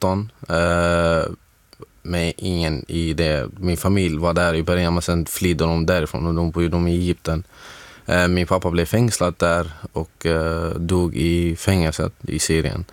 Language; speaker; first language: Swedish; non-native, fluent; Arabic